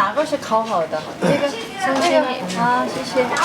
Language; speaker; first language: Chinese; non-native, fluent; Korean